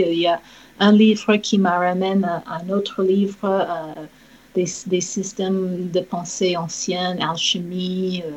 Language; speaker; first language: French; non-native, fluent; English